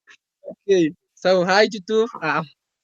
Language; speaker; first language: English; non-native, fluent; Spanish